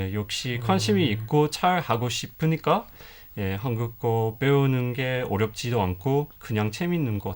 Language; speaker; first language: Korean; non-native, fluent; English